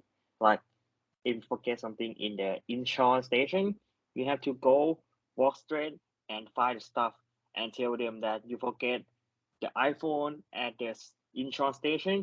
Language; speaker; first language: English; non-native, learner; Thai